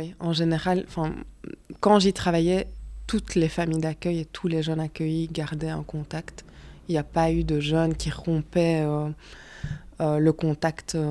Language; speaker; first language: French; native; French